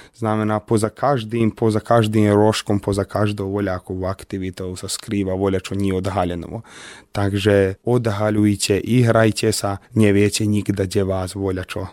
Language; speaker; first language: Slovak; native; Slovak